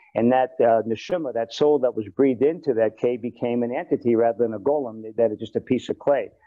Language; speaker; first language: English; native; English